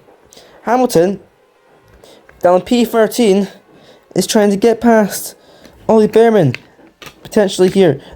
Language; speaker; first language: English; native; English